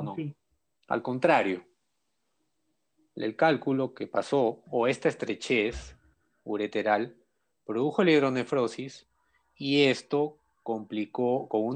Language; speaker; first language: Spanish; native; Spanish